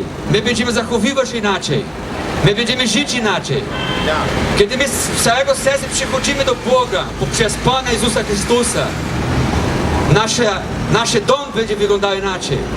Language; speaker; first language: Polish; non-native, fluent; Portuguese